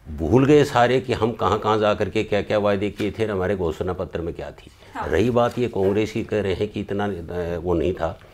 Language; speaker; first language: Hindi; native; Hindi